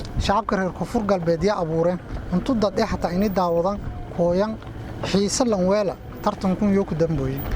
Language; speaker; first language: Somali; non-native, local second language; Maay